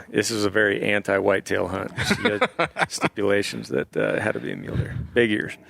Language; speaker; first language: English; native; English